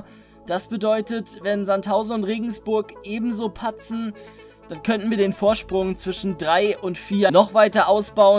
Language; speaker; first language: German; native; German